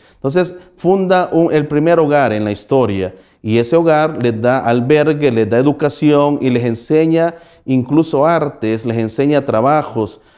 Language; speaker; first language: Spanish; native; Spanish